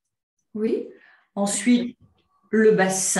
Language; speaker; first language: French; native; French